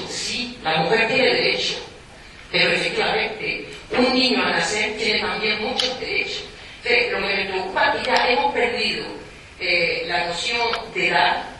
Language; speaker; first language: Spanish; non-native, fluent; French